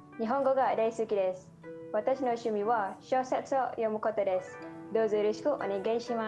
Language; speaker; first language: Japanese; non-native, learner; Malay